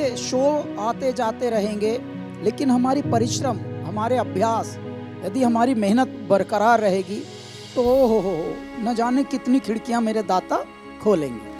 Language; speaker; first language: Hindi; native; Hindi